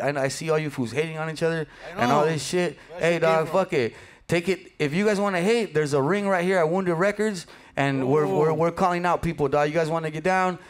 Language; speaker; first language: English; early bilingual, other home language; Spanish